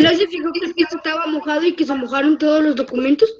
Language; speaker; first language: Spanish; native; Spanish